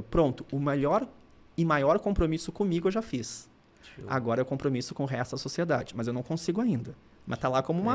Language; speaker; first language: Portuguese; native; Portuguese